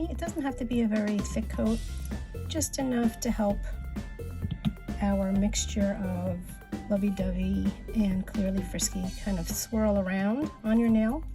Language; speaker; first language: English; native; English